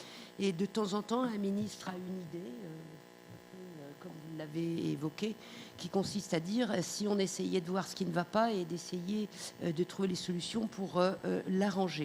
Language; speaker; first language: French; native; French